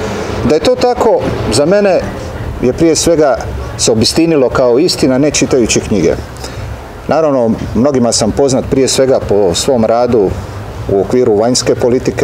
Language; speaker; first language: Serbian; native; Serbian